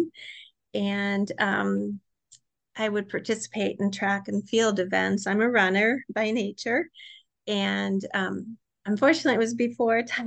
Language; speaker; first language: English; native; English